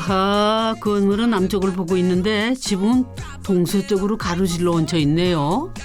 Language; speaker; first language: Korean; native; Korean